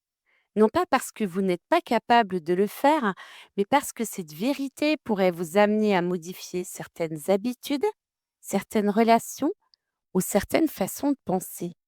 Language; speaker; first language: French; native; French